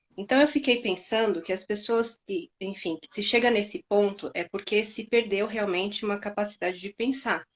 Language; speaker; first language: Portuguese; native; Portuguese